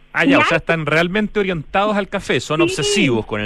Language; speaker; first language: Spanish; native; Spanish